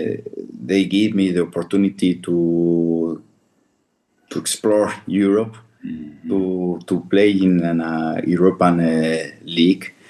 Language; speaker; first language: English; non-native, fluent; Spanish